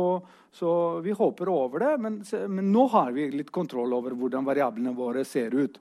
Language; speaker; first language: Norwegian; non-native, fluent; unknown